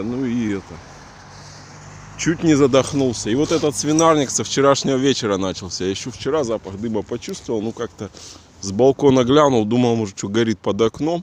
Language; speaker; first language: Russian; native; Russian